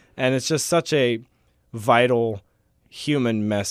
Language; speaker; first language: English; native; English